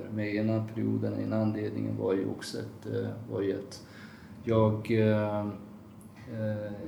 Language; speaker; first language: Swedish; non-native, fluent; Persian